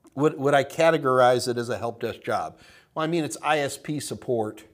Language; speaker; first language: English; native; English